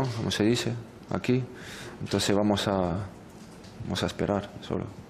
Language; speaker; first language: Spanish; non-native, fluent; French